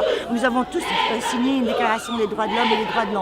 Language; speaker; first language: French; native; French